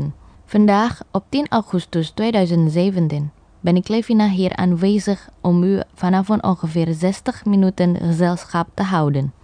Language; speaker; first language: Dutch; non-native, fluent; Indonesian